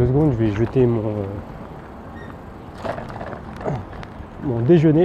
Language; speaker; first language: French; native; French